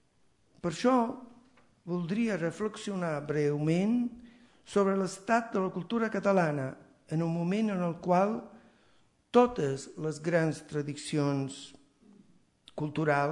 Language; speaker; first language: Catalan; non-native, fluent; Italian